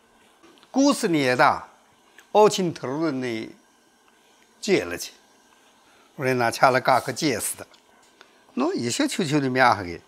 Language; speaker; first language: Russian; non-native, learner; Chinese